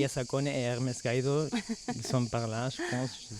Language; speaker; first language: French; non-native, fluent; Spanish